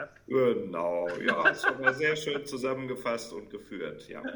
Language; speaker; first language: German; native; German